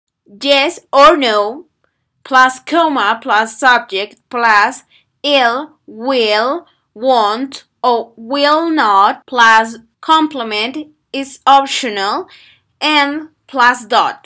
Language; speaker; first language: English; non-native, fluent; Spanish